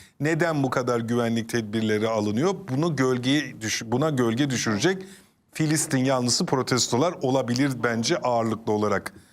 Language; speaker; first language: Turkish; native; Turkish